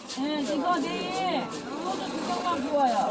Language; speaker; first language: Korean; native; Korean